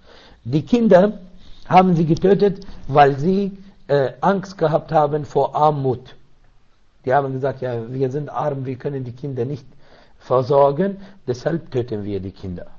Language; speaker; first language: German; non-native, learner; Arabic